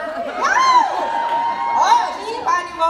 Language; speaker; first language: French; non-native, learner; English